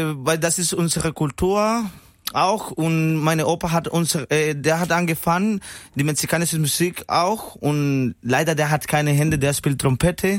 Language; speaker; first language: German; non-native, learner; Spanish